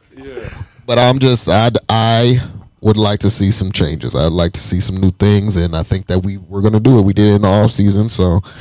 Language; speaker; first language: English; native; English